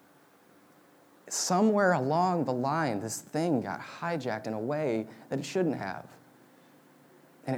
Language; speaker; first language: English; native; English